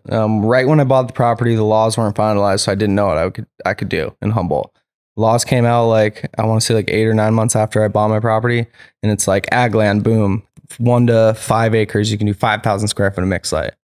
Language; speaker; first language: English; native; English